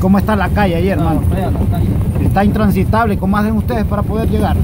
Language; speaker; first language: Spanish; native; Spanish